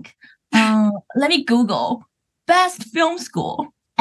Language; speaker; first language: English; non-native, fluent; Chinese